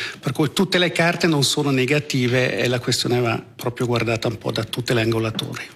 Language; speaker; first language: Italian; native; Italian